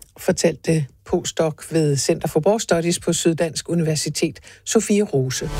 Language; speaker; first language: Danish; native; Danish